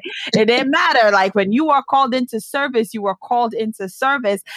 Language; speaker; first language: English; early bilingual, other home language; Yoruba